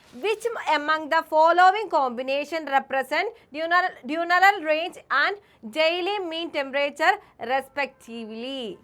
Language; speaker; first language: English; non-native, local second language; Malayalam